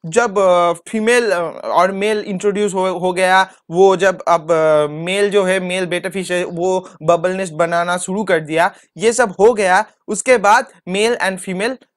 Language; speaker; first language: Hindi; non-native, local second language; Bangla